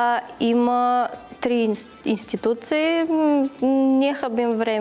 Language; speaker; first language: Bulgarian; non-native, learner; Russian